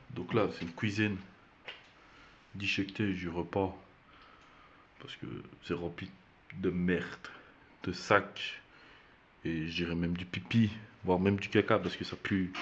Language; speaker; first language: French; native; French